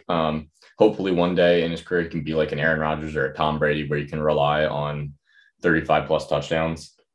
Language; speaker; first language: English; native; English